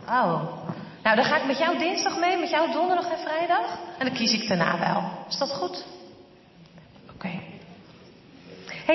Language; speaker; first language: Dutch; native; Dutch